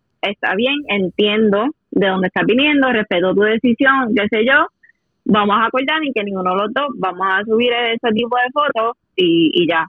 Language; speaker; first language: Spanish; native; Spanish